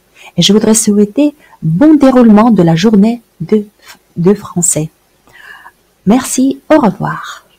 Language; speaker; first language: French; non-native, fluent; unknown